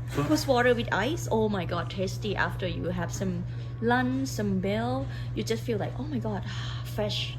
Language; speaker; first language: English; non-native, learner; Thai